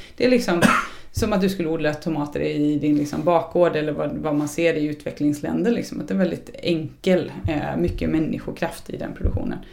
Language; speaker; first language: Swedish; native; Swedish